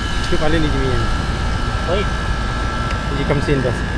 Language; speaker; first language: Arabic; non-native, learner; Filipino